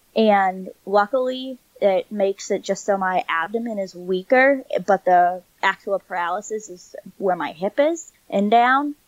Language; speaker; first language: English; native; English